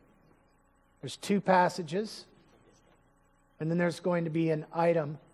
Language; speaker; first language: English; native; English